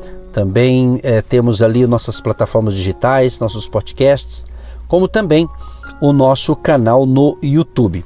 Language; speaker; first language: Portuguese; native; Portuguese